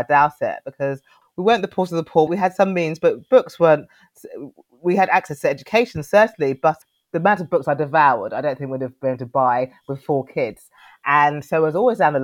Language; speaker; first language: English; native; English